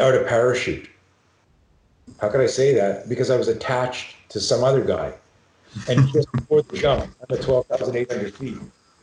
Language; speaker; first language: English; native; English